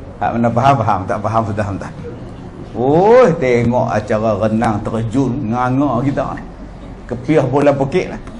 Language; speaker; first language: Malay; native; Malay